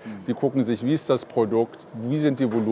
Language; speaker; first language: German; native; German